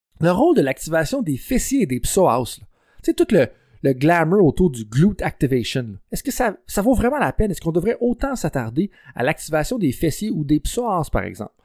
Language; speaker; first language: French; native; French